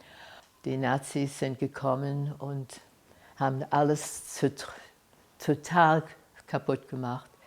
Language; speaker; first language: German; early bilingual, heritage; German